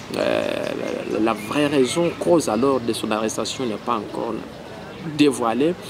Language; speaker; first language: French; non-native, local second language; Swahili